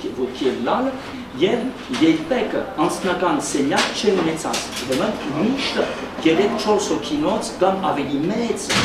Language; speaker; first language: Armenian; early bilingual, heritage; Armenian